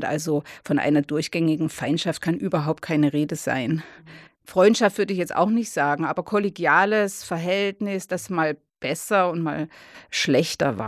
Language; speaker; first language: German; native; German